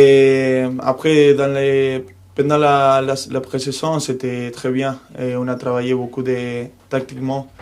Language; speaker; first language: French; non-native, fluent; Spanish